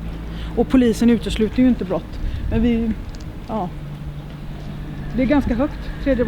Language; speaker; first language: Swedish; native; Swedish